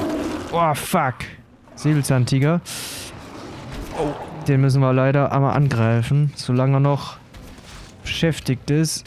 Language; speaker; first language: German; native; German